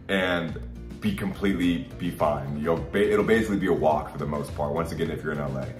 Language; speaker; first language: English; native; English